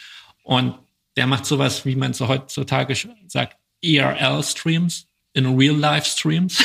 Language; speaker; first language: German; native; German